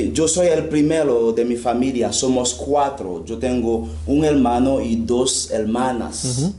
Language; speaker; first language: Spanish; non-native, fluent; Haitian Creole